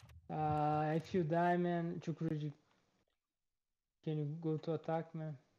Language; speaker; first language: English; non-native, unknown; Portuguese